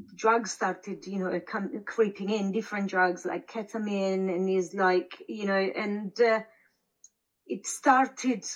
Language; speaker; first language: English; non-native, fluent; Italian